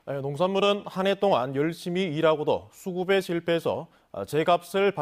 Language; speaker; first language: Korean; native; Korean